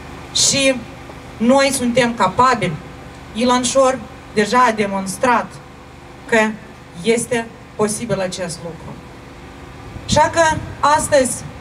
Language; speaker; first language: Romanian; non-native, local second language; Russian